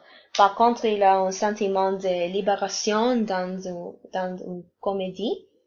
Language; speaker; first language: French; non-native, learner; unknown